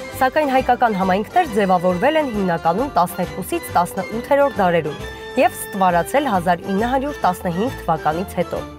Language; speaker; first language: Armenian; native; Armenian